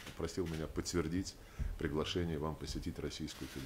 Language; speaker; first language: Russian; native; Russian